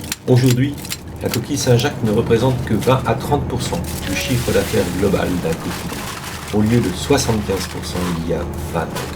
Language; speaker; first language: French; native; French